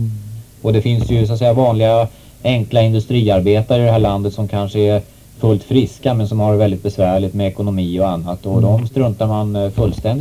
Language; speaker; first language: Swedish; native; Swedish